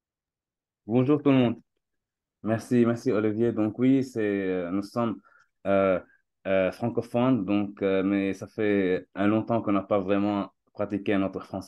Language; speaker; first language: French; non-native, fluent; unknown